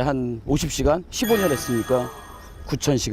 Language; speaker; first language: Korean; native; Korean